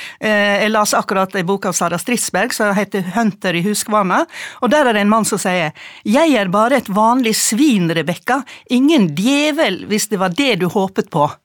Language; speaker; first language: Norwegian; native; Norwegian